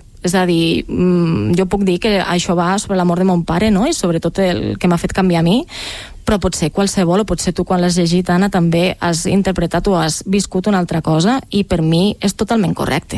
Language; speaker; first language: Catalan; native; Catalan